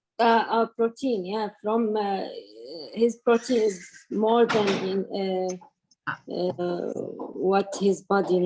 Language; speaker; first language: English; non-native, learner; Arabic